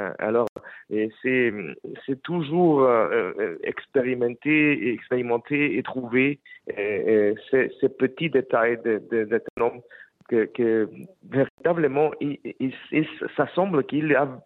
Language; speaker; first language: French; non-native, fluent; Spanish